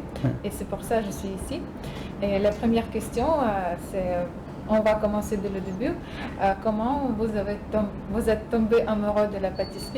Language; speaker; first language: French; non-native, fluent; Russian